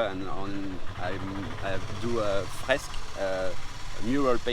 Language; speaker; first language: English; non-native, learner; French